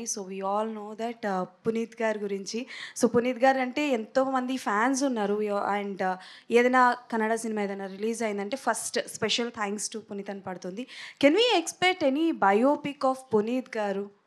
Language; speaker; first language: Telugu; native; Telugu